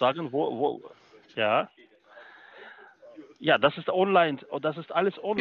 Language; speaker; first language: German; non-native, fluent; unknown